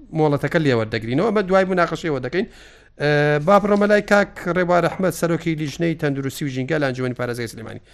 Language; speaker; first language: Central Kurdish; native; Central Kurdish